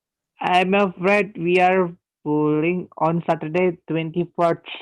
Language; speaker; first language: English; non-native, learner; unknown